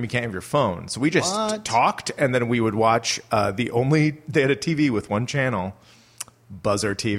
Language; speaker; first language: English; native; English